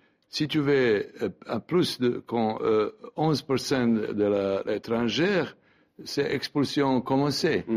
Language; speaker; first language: French; non-native, learner; Serbian